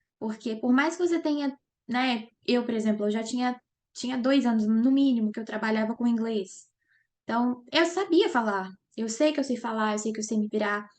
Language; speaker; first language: Portuguese; native; Portuguese